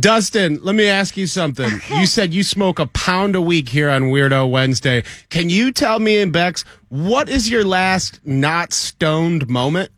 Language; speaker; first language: English; native; English